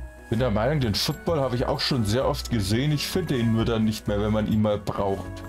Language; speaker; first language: German; native; German